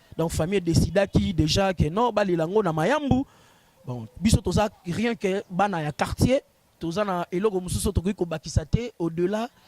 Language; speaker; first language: Lingala; native; Lingala